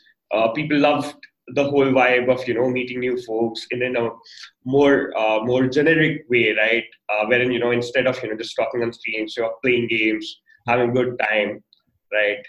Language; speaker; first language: English; non-native, local second language; Hindi